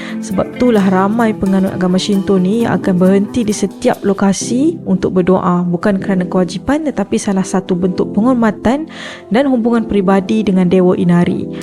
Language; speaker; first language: Malay; native; Malay